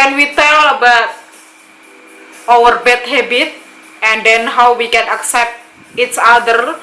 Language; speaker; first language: English; non-native, local second language; Indonesian